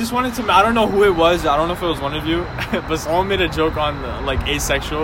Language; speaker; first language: English; non-native, fluent; Portuguese